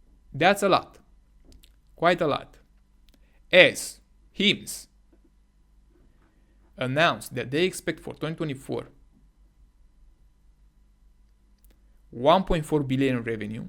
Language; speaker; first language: English; non-native, fluent; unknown